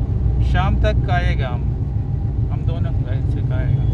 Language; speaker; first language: Hindi; non-native, local second language; Malayalam